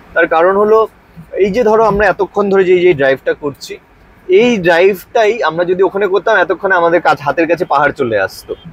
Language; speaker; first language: Bangla; native; Bangla